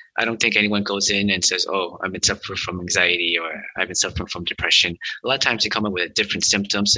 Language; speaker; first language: English; early bilingual, other home language; Vietnamese